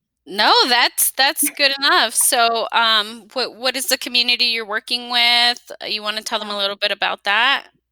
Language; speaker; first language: English; early bilingual, other home language; Spanish